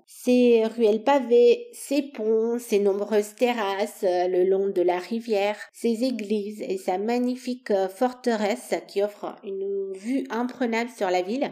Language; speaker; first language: French; non-native, fluent; Romanian